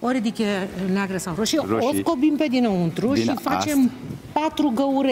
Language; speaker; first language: Romanian; native; Romanian